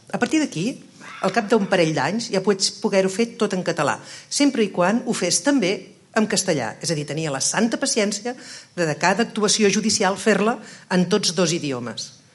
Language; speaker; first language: Catalan; native; Catalan